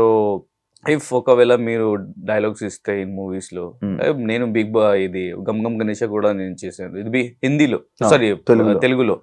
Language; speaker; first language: Telugu; non-native, learner; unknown